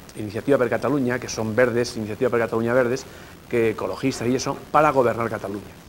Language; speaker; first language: Spanish; native; Spanish